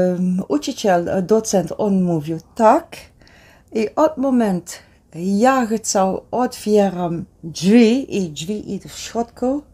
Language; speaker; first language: Polish; non-native, learner; Dutch